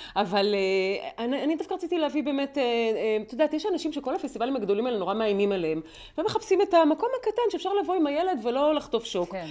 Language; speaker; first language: Hebrew; native; Hebrew